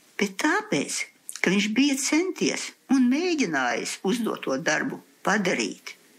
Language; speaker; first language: Latvian; early bilingual, heritage; Latvian